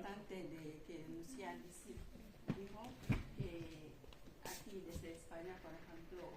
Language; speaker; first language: Spanish; non-native, fluent; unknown